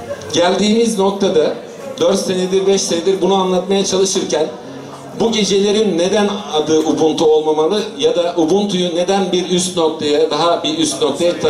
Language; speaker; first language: Turkish; native; Turkish